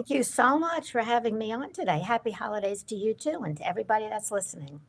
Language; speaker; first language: English; native; English